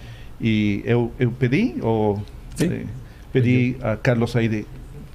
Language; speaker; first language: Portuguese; non-native, learner; Spanish